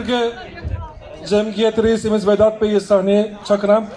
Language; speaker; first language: Turkish; native; Turkish